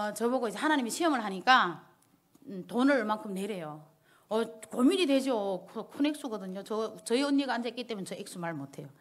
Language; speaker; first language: Korean; early bilingual, heritage; Korean